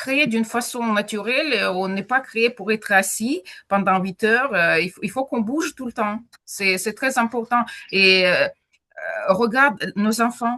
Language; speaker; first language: French; non-native, fluent; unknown